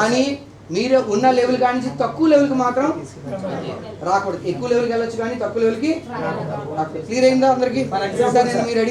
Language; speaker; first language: Telugu; native; Telugu